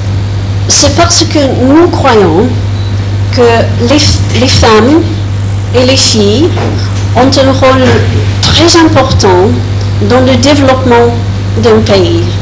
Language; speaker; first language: French; non-native, fluent; English